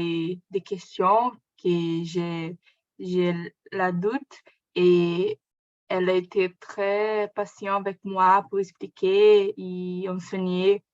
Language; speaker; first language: French; non-native, learner; Portuguese